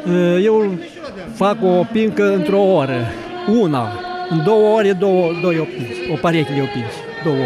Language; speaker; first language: Romanian; non-native, local second language; Ukrainian